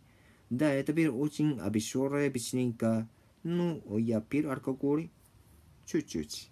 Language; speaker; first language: Russian; non-native, learner; Japanese